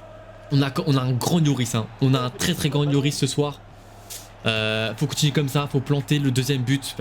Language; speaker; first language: French; native; French